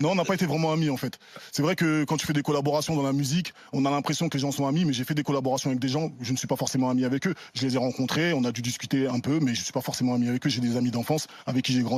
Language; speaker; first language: French; native; French